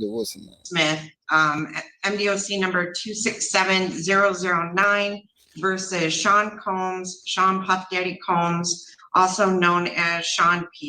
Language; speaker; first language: English; native; English